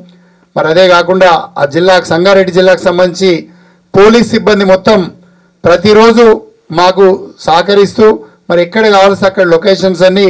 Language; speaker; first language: Telugu; native; Telugu